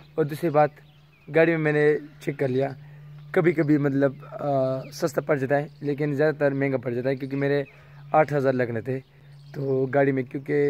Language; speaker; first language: Urdu; non-native, local second language; Pashto